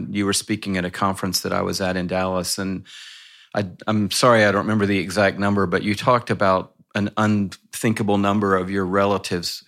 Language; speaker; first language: English; native; English